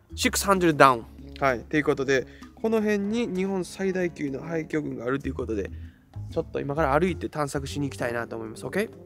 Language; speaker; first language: Japanese; native; Japanese